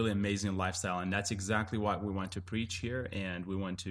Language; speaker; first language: English; non-native, fluent; Arabic